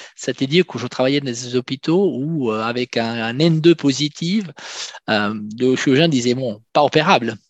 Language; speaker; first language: French; non-native, fluent; Italian